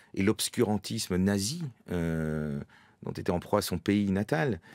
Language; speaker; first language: French; native; French